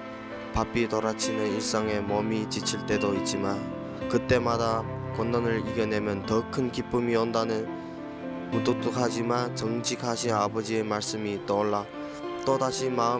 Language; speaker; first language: Korean; early bilingual, heritage; Korean